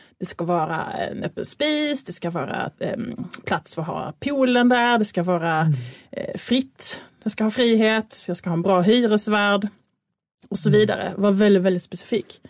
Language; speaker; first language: Swedish; native; Swedish